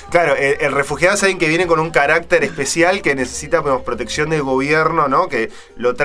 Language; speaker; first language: Spanish; native; Spanish